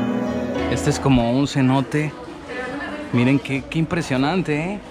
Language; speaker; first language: Spanish; native; Spanish